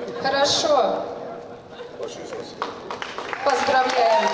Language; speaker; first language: Russian; native; Russian